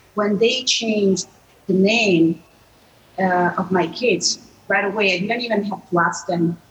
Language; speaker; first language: English; non-native, fluent; Italian